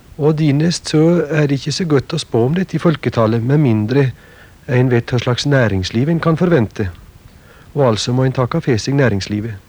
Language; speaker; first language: Norwegian; native; Norwegian